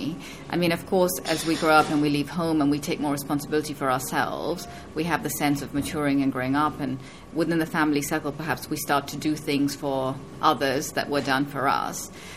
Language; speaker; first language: English; native; English